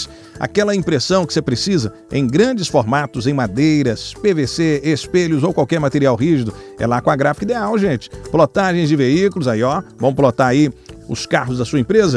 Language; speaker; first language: Portuguese; native; Portuguese